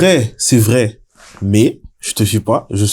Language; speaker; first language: French; native; French